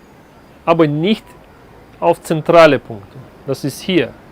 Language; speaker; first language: German; non-native, learner; Russian